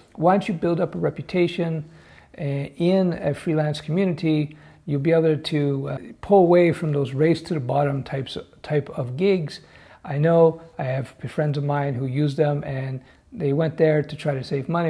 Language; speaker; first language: English; native; English